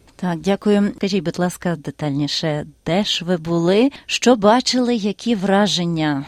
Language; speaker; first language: Ukrainian; native; Ukrainian